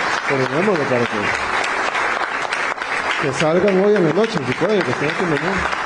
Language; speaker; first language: Spanish; native; Spanish